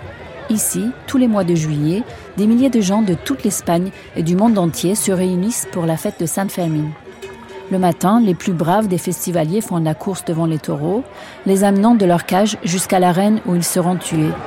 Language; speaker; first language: French; native; French